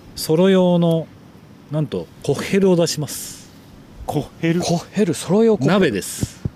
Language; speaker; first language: Japanese; native; Japanese